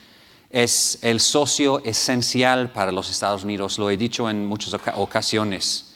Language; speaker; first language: Spanish; non-native, fluent; English